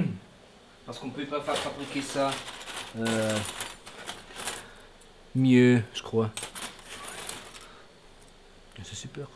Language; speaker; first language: French; non-native, fluent; German